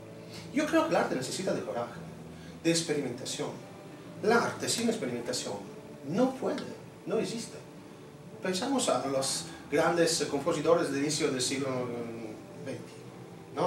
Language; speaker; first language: Spanish; non-native, fluent; Italian